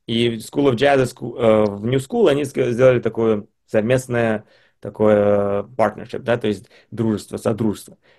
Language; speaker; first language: Russian; early bilingual, heritage; Russian